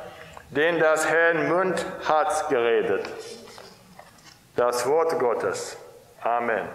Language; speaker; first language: German; non-native, fluent; English